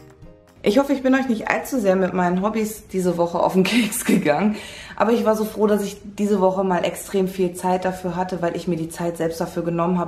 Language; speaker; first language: German; native; German